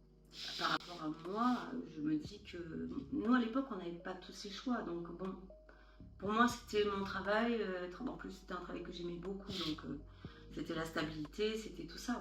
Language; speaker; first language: French; native; French